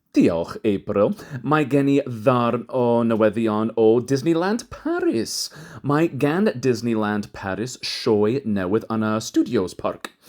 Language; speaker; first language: Welsh; non-native, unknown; English